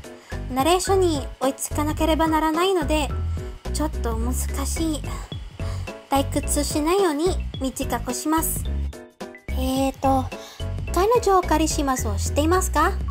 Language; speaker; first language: Japanese; non-native, learner; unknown